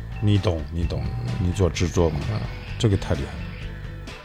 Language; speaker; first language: Chinese; native; Chinese